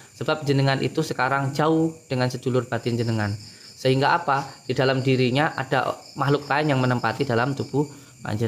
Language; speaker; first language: Indonesian; non-native, local second language; Javanese